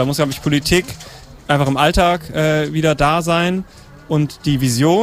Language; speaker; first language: German; native; German